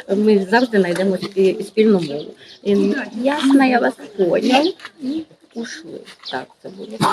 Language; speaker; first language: Ukrainian; native; Ukrainian